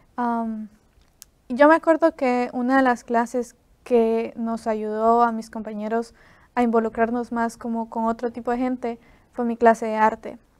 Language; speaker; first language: Spanish; native; Spanish